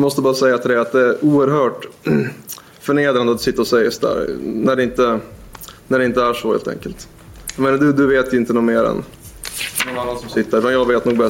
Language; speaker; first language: Swedish; native; Swedish